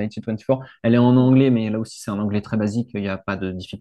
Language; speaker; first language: French; native; French